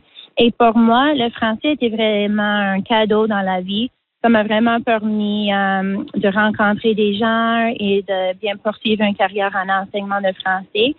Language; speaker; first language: French; native; French